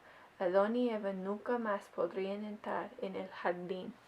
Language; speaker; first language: Spanish; non-native, learner; English